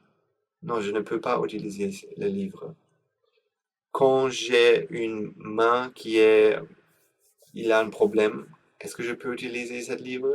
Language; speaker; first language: French; non-native, learner; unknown